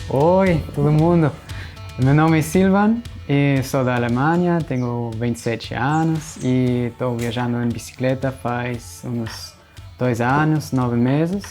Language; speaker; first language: Portuguese; non-native, fluent; German